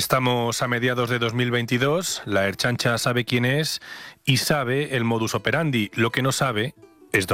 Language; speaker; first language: Spanish; native; Spanish